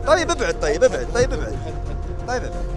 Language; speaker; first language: Arabic; native; Arabic